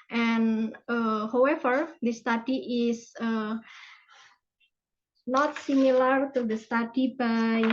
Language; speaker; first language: English; non-native, fluent; Indonesian